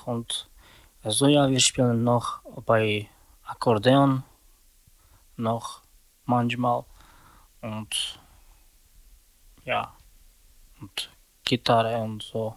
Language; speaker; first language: German; non-native, learner; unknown